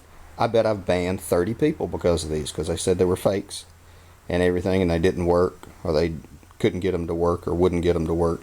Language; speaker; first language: English; native; English